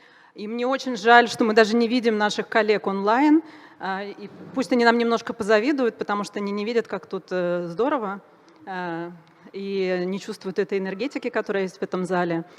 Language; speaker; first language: Russian; native; Russian